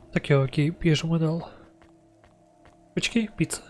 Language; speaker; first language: Czech; non-native, learner; Ukrainian